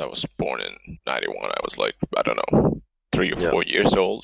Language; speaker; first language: English; non-native, fluent; Bosnian